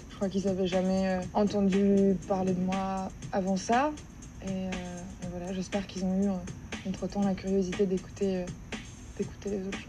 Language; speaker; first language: French; native; French